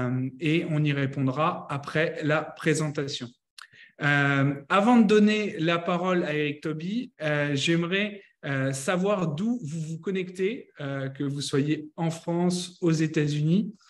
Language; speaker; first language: French; native; French